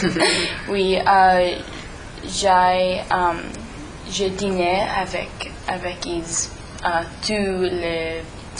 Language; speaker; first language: French; non-native, learner; English